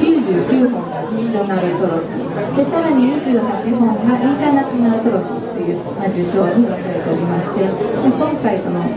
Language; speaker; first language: Japanese; native; Japanese